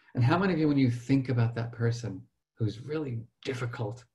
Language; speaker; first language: English; native; English